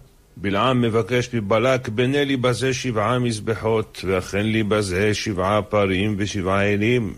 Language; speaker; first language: Hebrew; native; Hebrew